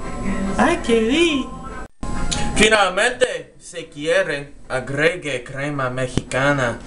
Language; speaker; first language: Spanish; non-native, learner; English